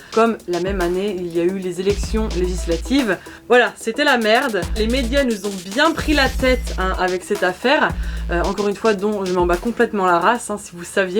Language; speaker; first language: French; native; French